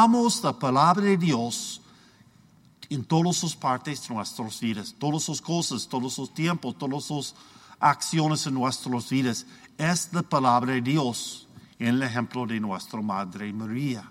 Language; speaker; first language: Spanish; non-native, learner; English